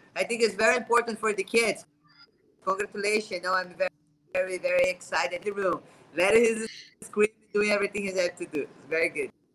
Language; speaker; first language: English; non-native, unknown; Portuguese